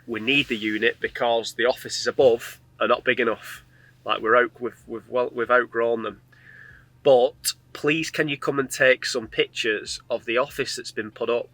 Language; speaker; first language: English; native; English